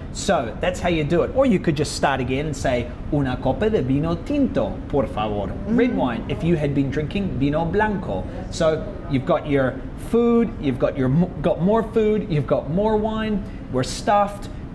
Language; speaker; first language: English; native; English